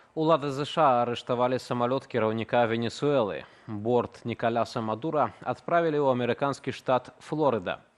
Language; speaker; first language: Belarusian; native; Belarusian